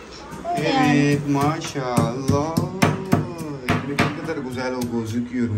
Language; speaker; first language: Turkish; non-native, learner; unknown